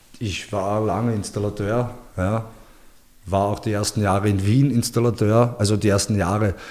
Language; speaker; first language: German; early bilingual, other home language; Bosnian